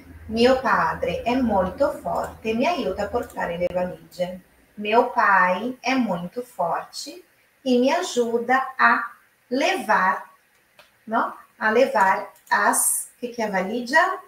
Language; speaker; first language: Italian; non-native, fluent; Portuguese